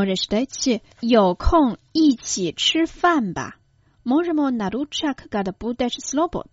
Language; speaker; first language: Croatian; non-native, fluent; Chinese